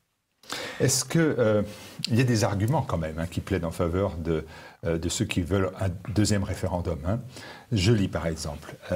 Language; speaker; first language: French; native; French